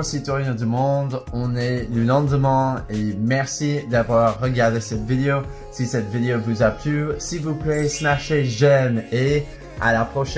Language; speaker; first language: French; non-native, fluent; English